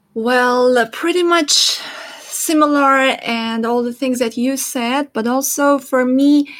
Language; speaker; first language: English; non-native, fluent; Persian